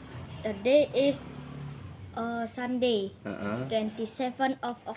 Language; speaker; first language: English; non-native, learner; Indonesian